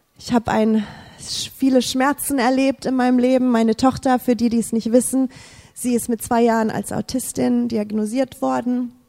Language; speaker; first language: German; non-native, fluent; English